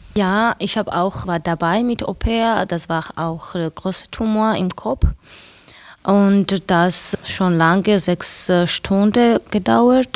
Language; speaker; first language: German; non-native, learner; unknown